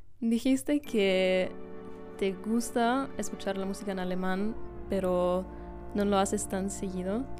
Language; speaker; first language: Spanish; non-native, fluent; German